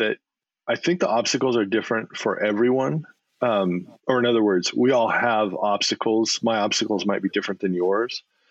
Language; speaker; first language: English; native; English